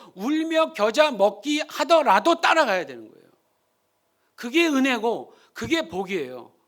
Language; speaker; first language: Korean; early bilingual, heritage; Korean